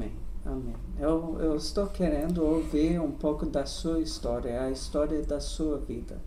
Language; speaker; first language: Portuguese; non-native, fluent; English